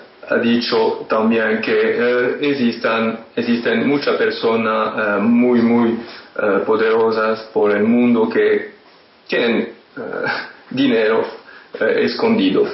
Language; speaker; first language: Spanish; non-native, fluent; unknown